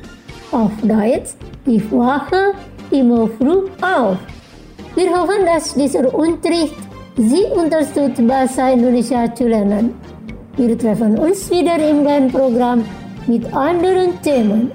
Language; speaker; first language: German; non-native, learner; Indonesian